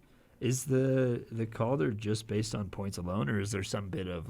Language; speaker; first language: English; native; English